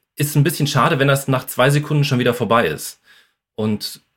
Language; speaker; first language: German; native; German